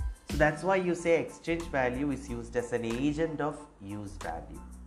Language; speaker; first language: English; non-native, local second language; Malayalam